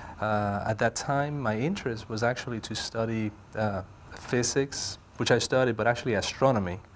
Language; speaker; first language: English; non-native, local second language; Spanish